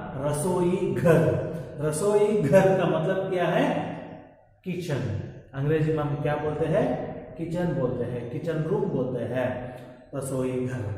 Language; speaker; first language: Hindi; non-native, local second language; Kannada